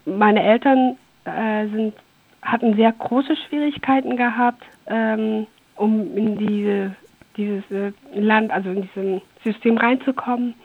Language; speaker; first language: German; early bilingual, other home language; Persian